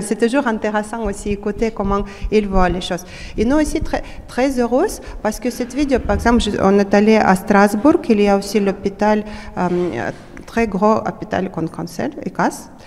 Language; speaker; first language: French; non-native, fluent; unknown